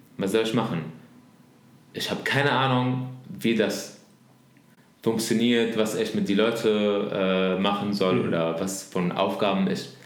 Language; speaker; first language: German; non-native, learner; Arabic